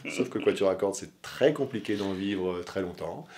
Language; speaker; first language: French; native; French